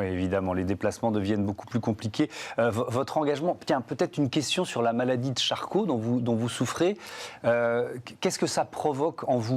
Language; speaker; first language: French; native; French